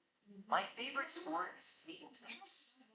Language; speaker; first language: English; non-native, learner; Vietnamese